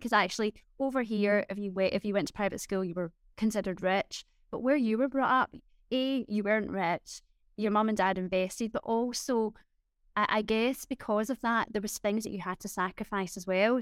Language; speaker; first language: English; native; English